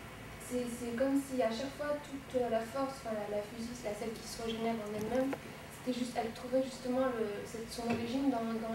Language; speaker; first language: French; native; French